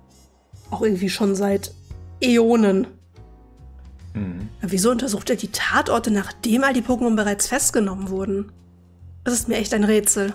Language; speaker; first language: German; native; German